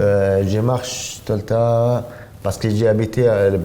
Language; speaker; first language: French; non-native, learner; Arabic